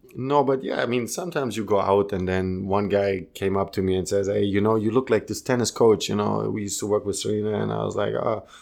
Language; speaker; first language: English; non-native, fluent; German